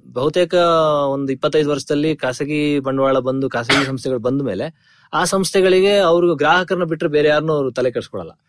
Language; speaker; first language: Kannada; native; Kannada